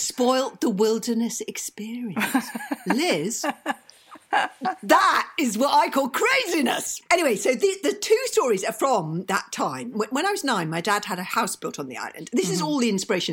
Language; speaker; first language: English; native; English